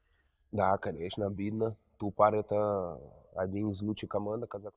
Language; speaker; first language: Russian; non-native, learner; Portuguese